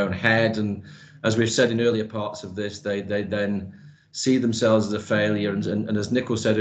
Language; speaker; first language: English; native; English